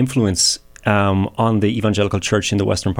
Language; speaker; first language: English; native; English